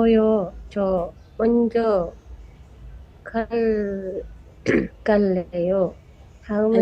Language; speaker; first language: Korean; non-native, learner; Indonesian